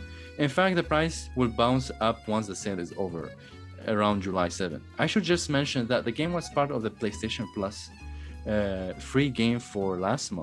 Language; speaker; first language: English; non-native, fluent; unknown